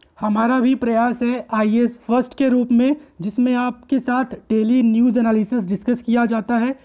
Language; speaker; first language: Hindi; native; Hindi